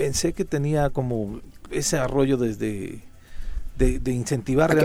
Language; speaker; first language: Spanish; native; Spanish